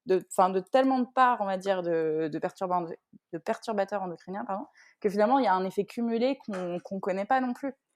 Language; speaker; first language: French; native; French